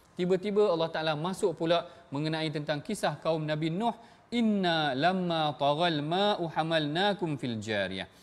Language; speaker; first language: Malay; native; Malay